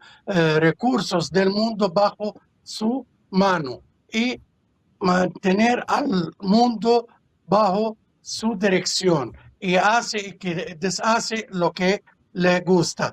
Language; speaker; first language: Spanish; non-native, fluent; Arabic